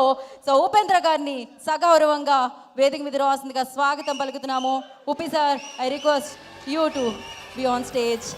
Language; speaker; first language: Telugu; native; Telugu